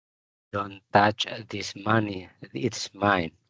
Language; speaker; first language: English; non-native, learner; Indonesian